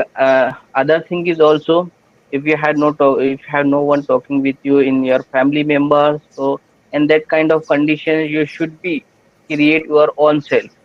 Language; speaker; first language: English; non-native, learner; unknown